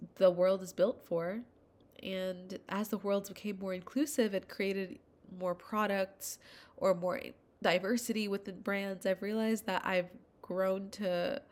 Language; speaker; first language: English; early bilingual, other home language; Hindi